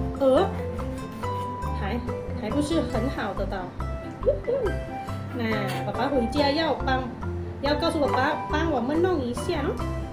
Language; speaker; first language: Chinese; non-native, fluent; Thai